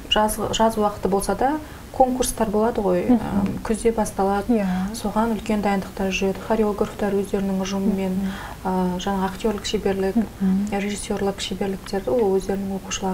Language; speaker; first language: Kazakh; native; Kazakh